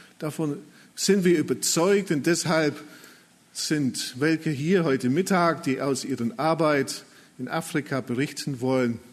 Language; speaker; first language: German; non-native, fluent; English